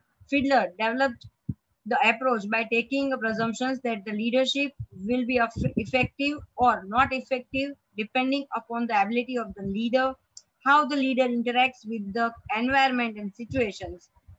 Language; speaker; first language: English; non-native, local second language; Gujarati